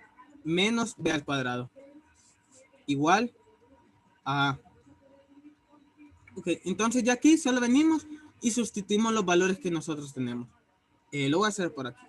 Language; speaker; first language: Spanish; native; Spanish